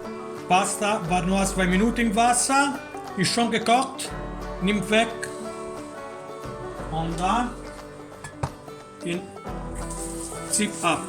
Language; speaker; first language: German; non-native, learner; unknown